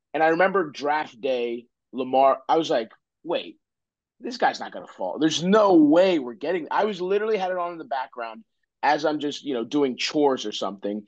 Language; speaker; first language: English; native; English